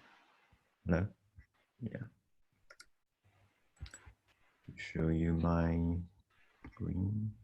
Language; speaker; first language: English; non-native, learner; Chinese